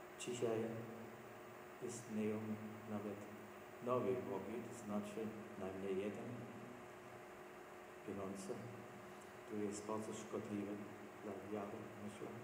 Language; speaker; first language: Polish; non-native, learner; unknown